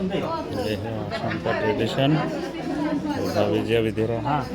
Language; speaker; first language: Hindi; non-native, local second language; Bangla